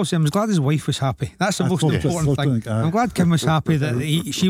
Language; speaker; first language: English; native; English